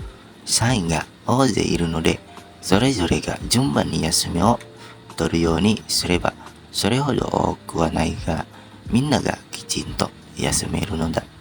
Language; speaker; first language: Japanese; non-native, learner; Indonesian